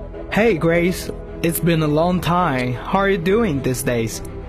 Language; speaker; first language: English; non-native, fluent; Chinese